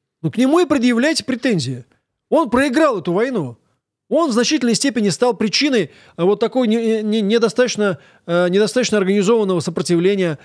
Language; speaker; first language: Russian; native; Russian